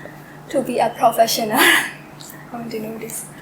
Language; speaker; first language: English; non-native, learner; Burmese